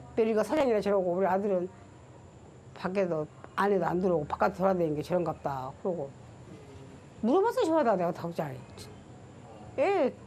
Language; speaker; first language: Korean; native; Korean